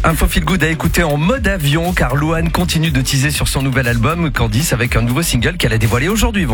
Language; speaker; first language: French; native; French